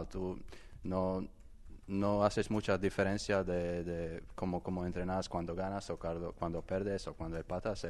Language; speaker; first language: Spanish; non-native, learner; Croatian